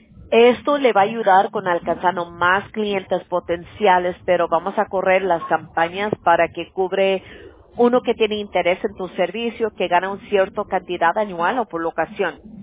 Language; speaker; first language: Spanish; early bilingual, other home language; English